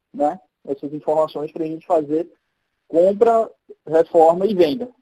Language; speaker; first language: Portuguese; native; Portuguese